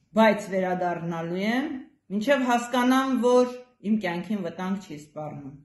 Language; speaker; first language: Armenian; native; Armenian